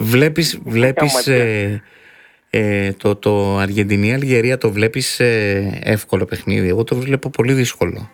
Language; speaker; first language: Greek; native; Greek